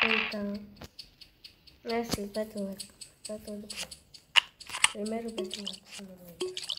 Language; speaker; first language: Portuguese; early bilingual, heritage; Portuguese